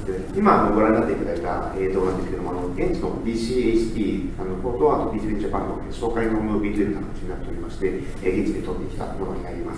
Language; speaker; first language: Japanese; native; Japanese